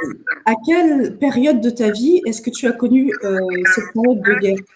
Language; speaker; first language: French; native; French